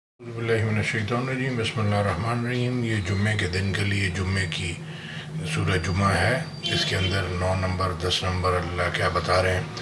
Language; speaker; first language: Urdu; native; Urdu